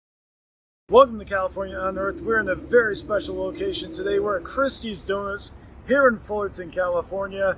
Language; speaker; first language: English; native; English